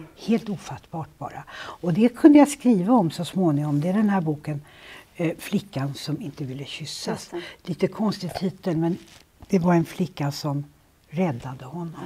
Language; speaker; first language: Swedish; native; Swedish